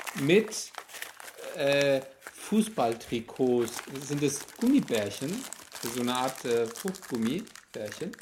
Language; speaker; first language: German; native; German